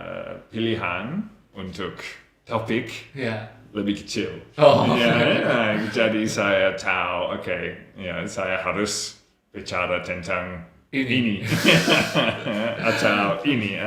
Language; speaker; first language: Indonesian; non-native, learner; English